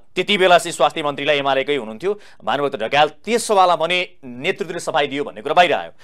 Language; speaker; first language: Nepali; native; Nepali